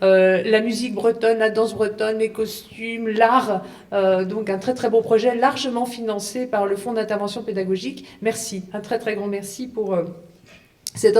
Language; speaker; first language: French; native; French